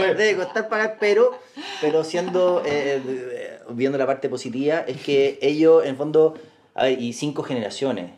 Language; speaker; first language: Spanish; native; Spanish